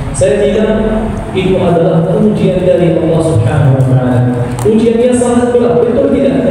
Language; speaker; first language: Indonesian; non-native, fluent; Arabic